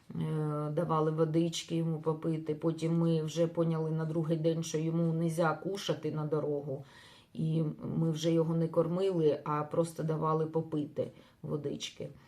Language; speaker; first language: Ukrainian; non-native, local second language; Russian